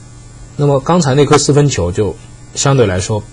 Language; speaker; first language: Chinese; native; Chinese